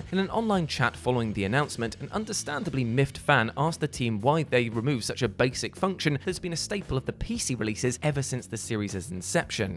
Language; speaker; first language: English; native; English